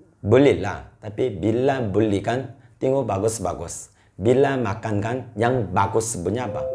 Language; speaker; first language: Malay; non-native, fluent; Korean